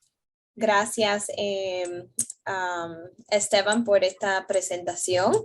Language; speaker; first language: Spanish; early bilingual, heritage; Spanish